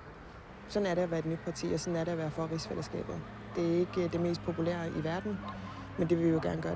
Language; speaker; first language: Danish; native; Danish